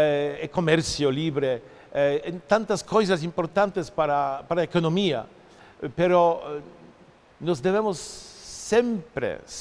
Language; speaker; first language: Portuguese; non-native, fluent; Polish